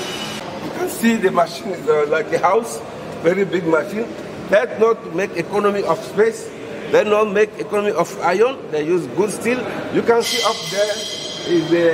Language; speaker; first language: English; non-native, learner; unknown